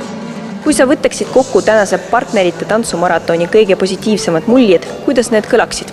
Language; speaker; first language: Estonian; native; Estonian